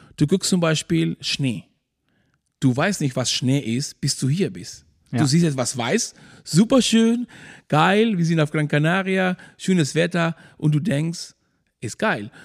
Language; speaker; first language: German; non-native, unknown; Spanish